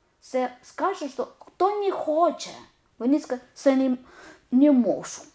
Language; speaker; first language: Ukrainian; non-native, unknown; Malayalam